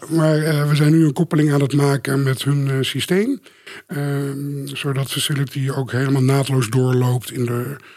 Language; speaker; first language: Dutch; native; Dutch